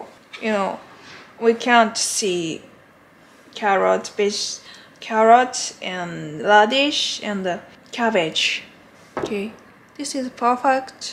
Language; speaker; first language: English; non-native, learner; Japanese